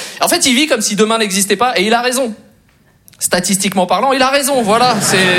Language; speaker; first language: French; native; French